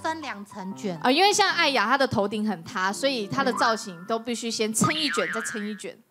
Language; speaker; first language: Chinese; native; Chinese